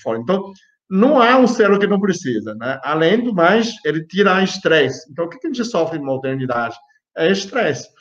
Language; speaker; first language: Portuguese; non-native, fluent; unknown